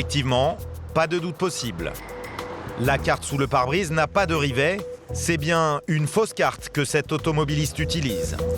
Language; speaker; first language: French; native; French